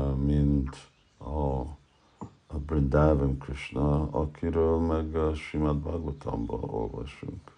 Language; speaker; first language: Hungarian; early bilingual, heritage; Hungarian